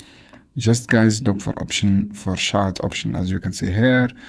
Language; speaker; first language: English; non-native, fluent; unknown